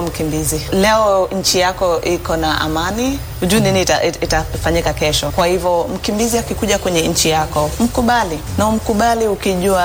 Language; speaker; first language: Swahili; early bilingual, other home language; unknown